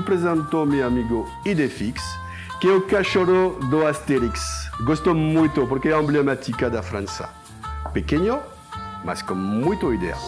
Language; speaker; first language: Portuguese; non-native, learner; French